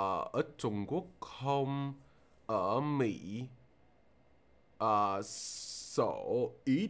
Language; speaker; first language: Vietnamese; non-native, learner; English